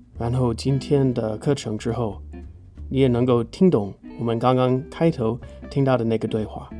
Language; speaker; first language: Chinese; non-native, fluent; English